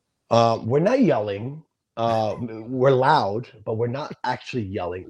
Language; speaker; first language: English; early bilingual, other home language; Sicilian